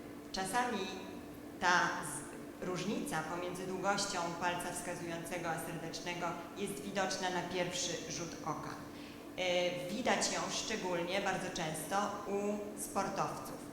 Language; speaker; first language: Polish; native; Polish